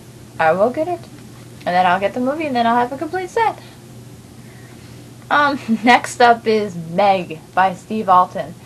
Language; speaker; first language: English; native; English